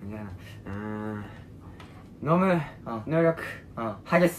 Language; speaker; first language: Korean; non-native, learner; Japanese